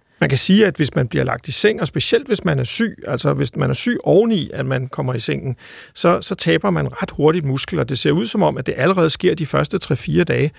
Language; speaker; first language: Danish; native; Danish